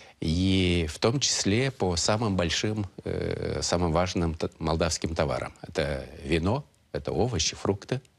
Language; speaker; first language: Russian; non-native, local second language; Romanian